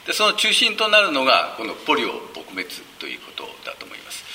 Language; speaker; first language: Japanese; native; Japanese